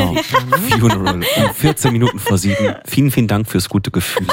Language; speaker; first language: German; native; German